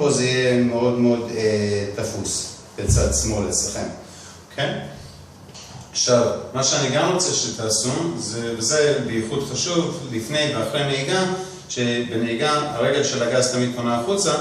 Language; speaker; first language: Hebrew; native; Hebrew